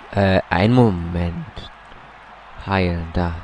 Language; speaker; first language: German; native; German